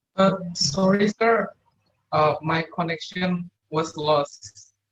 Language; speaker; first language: English; non-native, learner; Indonesian